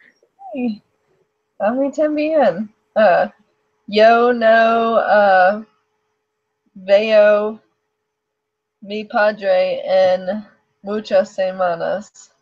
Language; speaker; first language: Spanish; non-native, learner; English